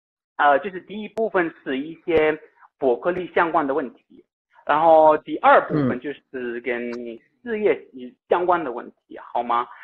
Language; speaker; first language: Chinese; non-native, fluent; Italian